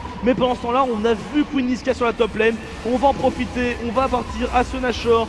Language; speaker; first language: French; native; French